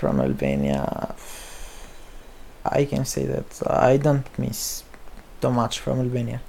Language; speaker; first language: English; non-native, learner; Albanian